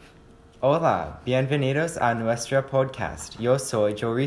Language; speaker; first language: Spanish; non-native, learner; English